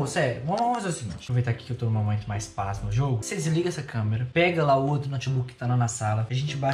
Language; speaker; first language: Portuguese; native; Portuguese